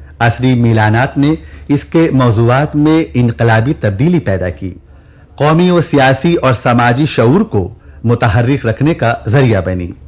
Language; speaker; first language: Urdu; native; Urdu